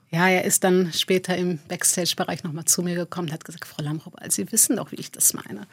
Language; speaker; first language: German; early bilingual, other home language; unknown